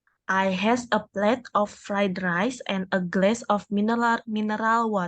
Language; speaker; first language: English; non-native, learner; Indonesian